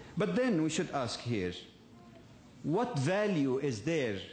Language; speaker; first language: English; non-native, fluent; Arabic